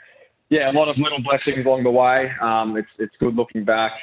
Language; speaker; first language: English; native; English